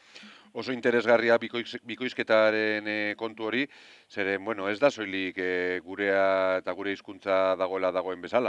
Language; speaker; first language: Basque; native; Basque